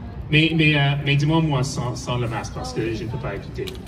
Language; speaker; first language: French; non-native, fluent; English